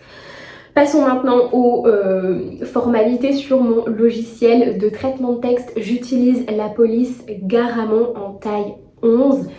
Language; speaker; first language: French; native; French